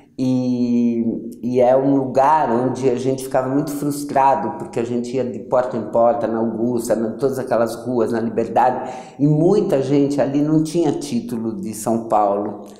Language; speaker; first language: Portuguese; early bilingual, other home language; Yiddish